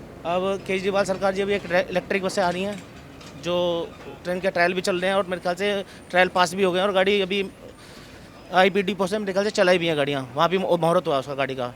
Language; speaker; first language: Hindi; native; Hindi